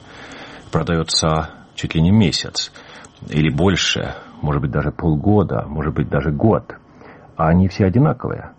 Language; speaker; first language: Russian; native; Russian